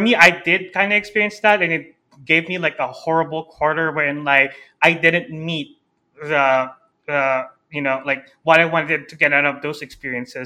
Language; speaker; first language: English; non-native, local second language; Filipino